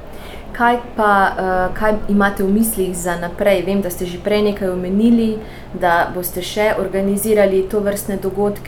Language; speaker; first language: Slovenian; native; Slovenian